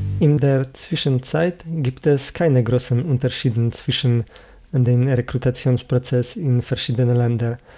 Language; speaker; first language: German; non-native, fluent; Polish